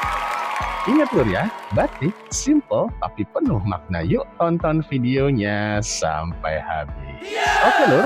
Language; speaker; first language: Indonesian; native; Indonesian